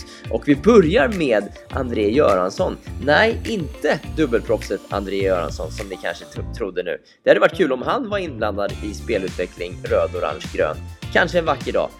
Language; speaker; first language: Swedish; native; Swedish